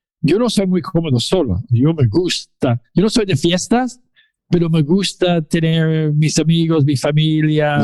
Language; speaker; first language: Spanish; non-native, fluent; English